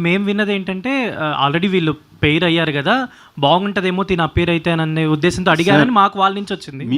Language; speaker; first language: Telugu; native; Telugu